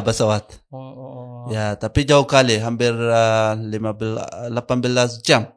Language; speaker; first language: Indonesian; non-native, learner; Arabic